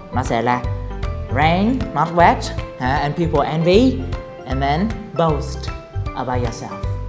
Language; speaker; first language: English; non-native, fluent; Vietnamese